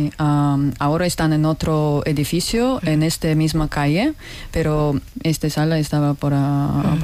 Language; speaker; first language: Spanish; non-native, learner; Russian